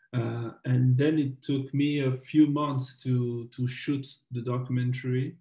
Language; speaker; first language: English; non-native, fluent; French